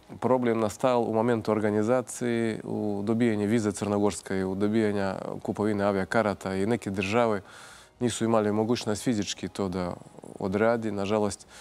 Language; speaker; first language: Croatian; non-native, fluent; Russian